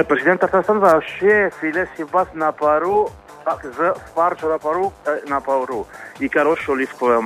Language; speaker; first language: Russian; non-native, learner; Italian